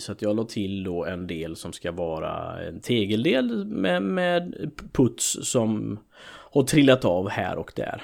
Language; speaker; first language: Swedish; native; Swedish